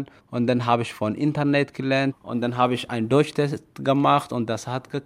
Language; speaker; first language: German; non-native, learner; Somali